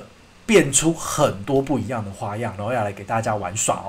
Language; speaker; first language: Chinese; native; Chinese